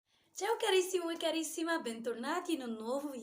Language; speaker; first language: Italian; non-native, fluent; Arabic